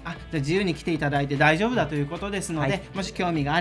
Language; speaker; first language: Japanese; native; Japanese